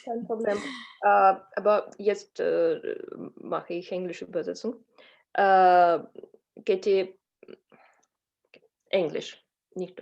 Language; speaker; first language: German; non-native, learner; Russian